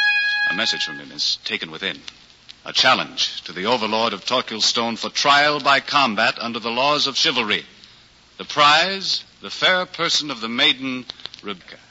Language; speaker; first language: English; native; English